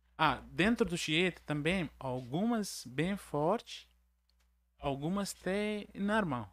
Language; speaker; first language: Portuguese; non-native, learner; Arabic